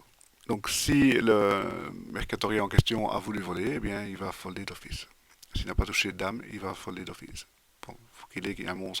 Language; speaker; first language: French; native; French